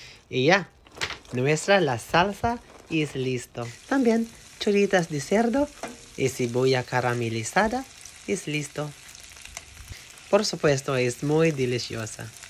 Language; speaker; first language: Spanish; non-native, learner; Filipino